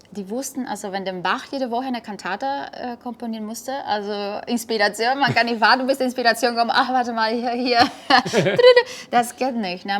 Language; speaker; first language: German; non-native, fluent; Spanish